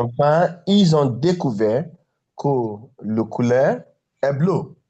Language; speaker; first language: French; non-native, fluent; English